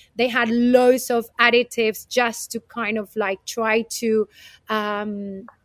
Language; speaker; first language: English; non-native, fluent; Spanish